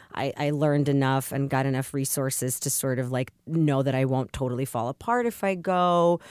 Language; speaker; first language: English; early bilingual, other home language; Russian